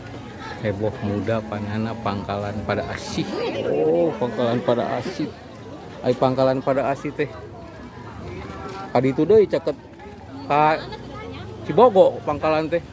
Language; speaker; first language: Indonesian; non-native, local second language; Sundanese